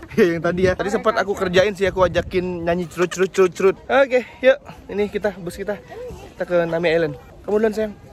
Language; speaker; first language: Indonesian; native; Indonesian